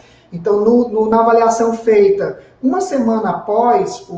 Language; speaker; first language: Portuguese; native; Portuguese